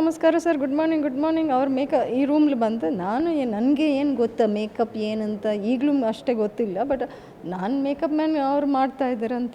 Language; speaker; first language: Kannada; early bilingual, heritage; English